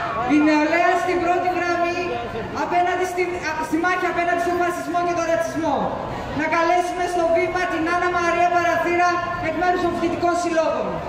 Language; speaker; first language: Greek; native; Greek